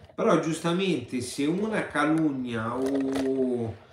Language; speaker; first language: Italian; native; Italian